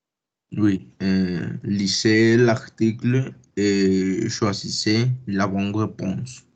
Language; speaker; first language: French; non-native, learner; Spanish